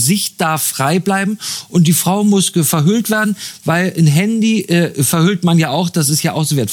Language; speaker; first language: German; native; German